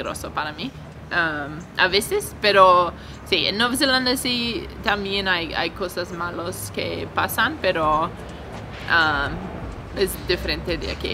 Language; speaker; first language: Spanish; non-native, learner; English